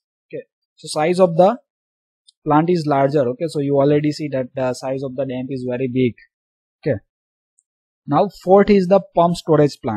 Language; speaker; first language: English; non-native, local second language; Gujarati